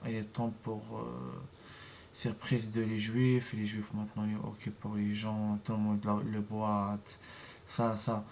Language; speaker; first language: French; non-native, learner; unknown